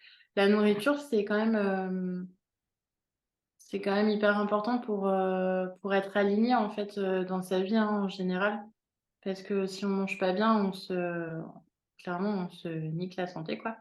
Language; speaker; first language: French; native; French